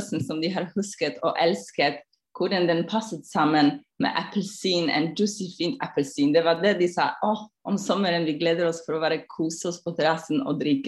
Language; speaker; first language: Norwegian; non-native, fluent; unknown